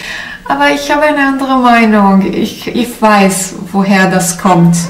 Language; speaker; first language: German; non-native, learner; Italian